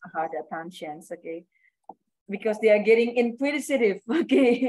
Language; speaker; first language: English; non-native, fluent; Indonesian